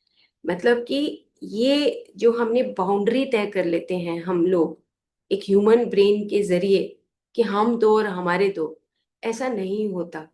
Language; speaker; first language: Hindi; native; Hindi